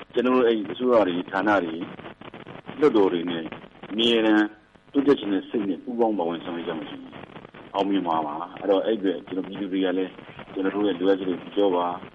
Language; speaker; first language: Burmese; native; Burmese